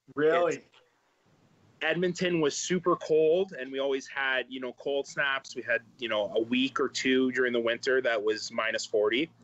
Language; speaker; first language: English; native; English